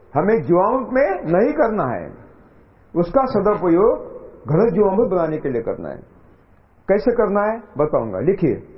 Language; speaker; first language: Hindi; non-native, local second language; Marathi